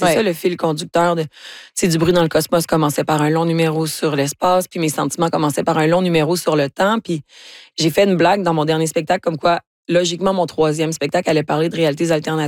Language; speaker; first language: French; native; French